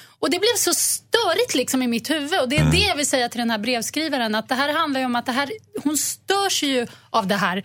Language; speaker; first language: Swedish; native; Swedish